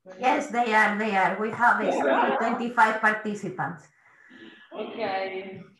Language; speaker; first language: English; non-native, fluent; Italian